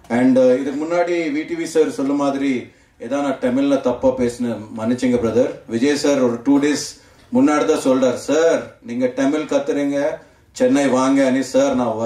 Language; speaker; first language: Tamil; non-native, learner; Telugu